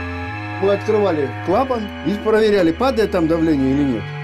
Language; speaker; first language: Russian; native; Russian